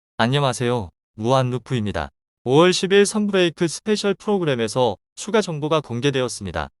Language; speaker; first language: Korean; native; Korean